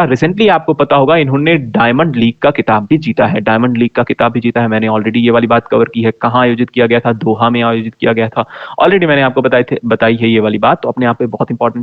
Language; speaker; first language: Hindi; native; Hindi